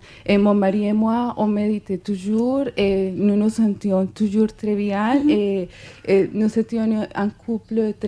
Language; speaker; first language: French; non-native, fluent; Spanish